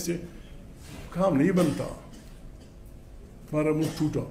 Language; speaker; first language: Urdu; non-native, local second language; Pashto